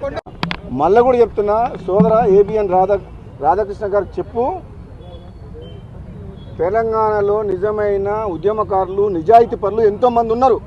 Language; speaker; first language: Telugu; native; Telugu